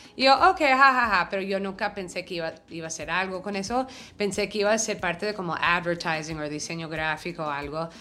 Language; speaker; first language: Spanish; early bilingual, heritage; Spanish